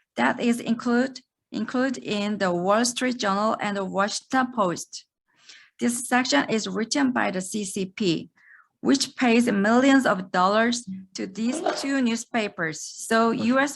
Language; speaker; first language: English; non-native, fluent; Korean